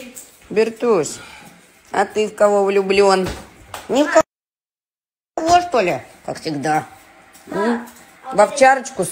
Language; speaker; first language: Russian; native; Russian